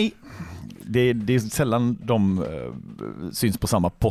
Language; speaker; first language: Swedish; native; Swedish